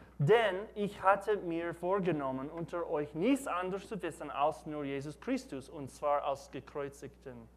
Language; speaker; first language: German; non-native, learner; English